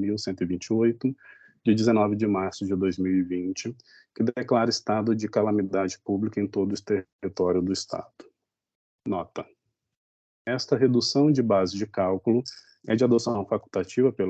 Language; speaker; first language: Portuguese; native; Portuguese